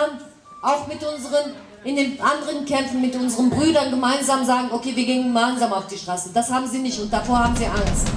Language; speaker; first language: German; non-native, fluent; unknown